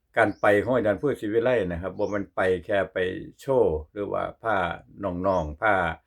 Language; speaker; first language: Thai; native; Thai